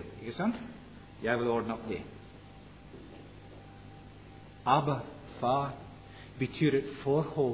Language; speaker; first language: Norwegian; non-native, fluent; English